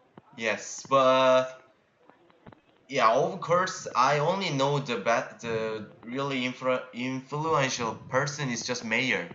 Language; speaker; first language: English; non-native, learner; Korean